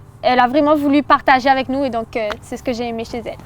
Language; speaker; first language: French; native; French